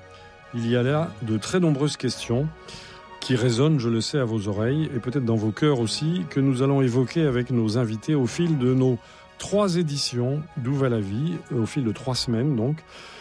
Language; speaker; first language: French; native; French